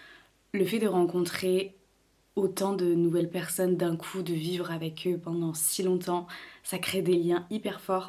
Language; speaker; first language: French; native; French